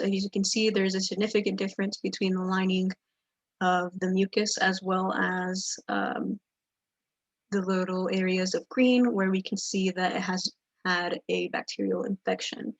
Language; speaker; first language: English; native; English